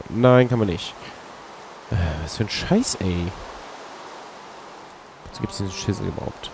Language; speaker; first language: German; native; German